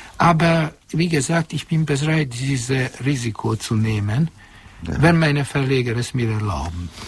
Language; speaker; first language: German; non-native, fluent; Hungarian